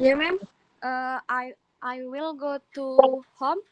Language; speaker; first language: English; non-native, learner; Indonesian